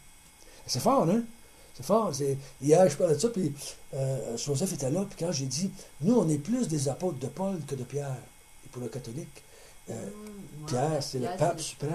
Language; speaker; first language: French; native; French